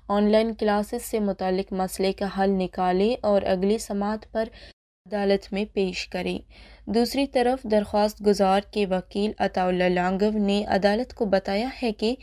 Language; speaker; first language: Urdu; non-native, local second language; Baluchi